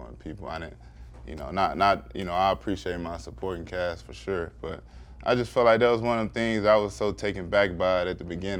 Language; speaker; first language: English; native; English